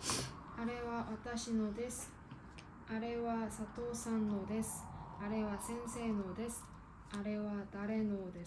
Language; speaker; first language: Japanese; non-native, learner; Korean